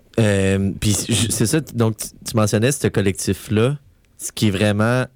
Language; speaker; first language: French; native; French